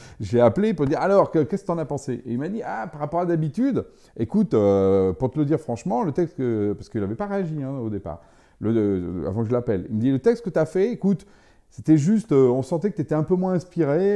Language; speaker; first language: French; native; French